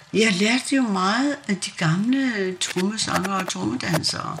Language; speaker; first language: Danish; non-native, local second language; Kalaallisut